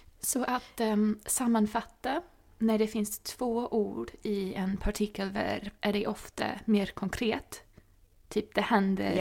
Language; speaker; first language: Swedish; non-native, fluent; English